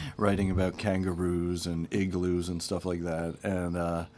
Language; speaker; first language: English; native; English